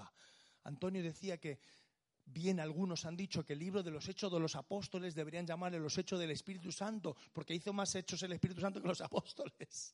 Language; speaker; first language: Spanish; native; Spanish